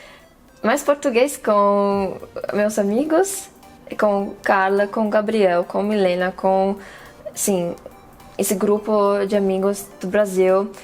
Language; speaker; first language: Portuguese; non-native, fluent; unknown